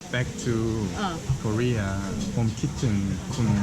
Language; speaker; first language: English; non-native, learner; Korean